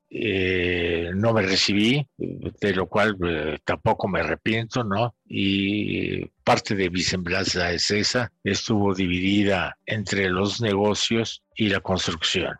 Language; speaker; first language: Spanish; native; Spanish